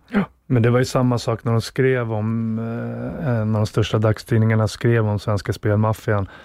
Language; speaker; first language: Swedish; native; Swedish